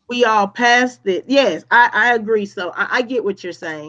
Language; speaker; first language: English; native; English